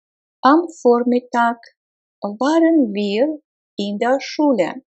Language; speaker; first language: German; non-native, fluent; Russian